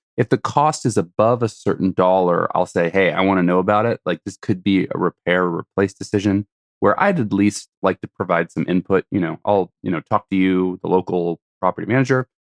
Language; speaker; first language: English; native; English